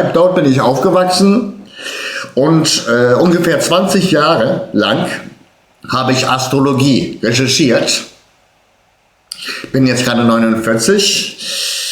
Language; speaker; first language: German; early bilingual, other home language; Turkish